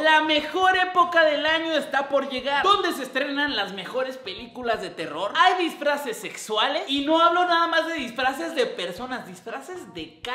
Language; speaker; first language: Spanish; native; Spanish